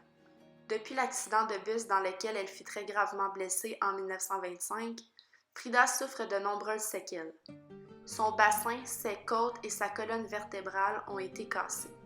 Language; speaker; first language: French; native; French